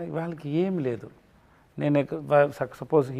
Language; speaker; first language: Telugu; non-native, learner; Tamil